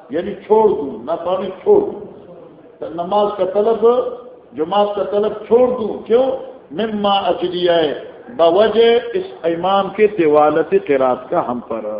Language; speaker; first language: Urdu; non-native, local second language; Northern Hindko